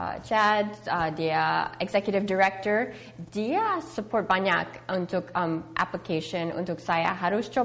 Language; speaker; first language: Indonesian; early bilingual, heritage; English